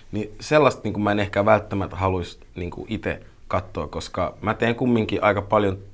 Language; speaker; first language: Finnish; early bilingual, other home language; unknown